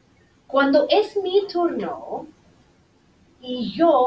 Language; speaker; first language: Spanish; non-native, fluent; English